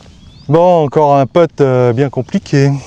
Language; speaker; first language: French; native; French